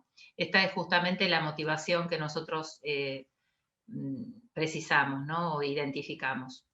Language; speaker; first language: Spanish; native; Spanish